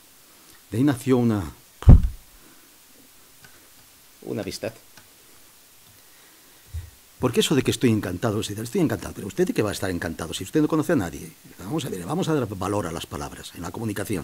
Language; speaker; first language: Spanish; native; Spanish